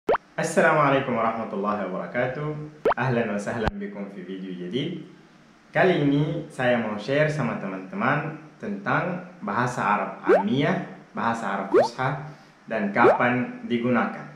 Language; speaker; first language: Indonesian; non-native, fluent; Arabic